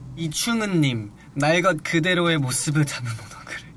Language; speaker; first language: Korean; native; Korean